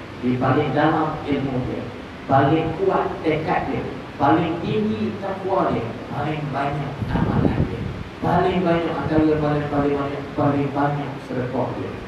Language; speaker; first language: Malay; native; Malay